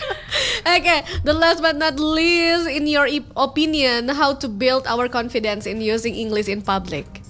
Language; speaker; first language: English; non-native, learner; Indonesian